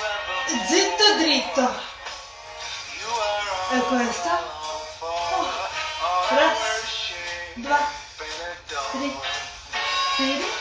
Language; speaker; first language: Italian; non-native, learner; Russian